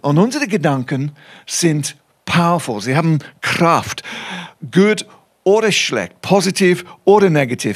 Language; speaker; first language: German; non-native, fluent; English